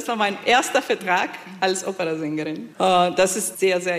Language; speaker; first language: German; non-native, fluent; Italian